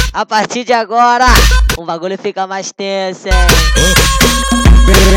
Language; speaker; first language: Portuguese; native; Portuguese